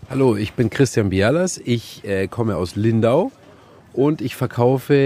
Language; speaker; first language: German; native; German